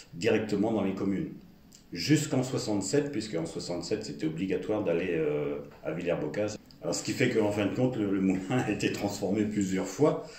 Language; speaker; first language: French; native; French